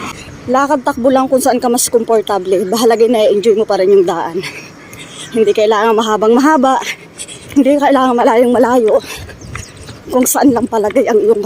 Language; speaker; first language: Filipino; native; Filipino